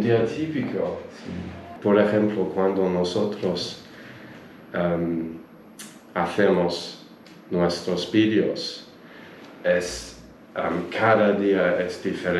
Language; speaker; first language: Spanish; non-native, learner; English